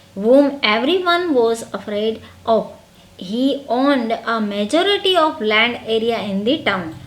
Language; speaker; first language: English; non-native, local second language; Gujarati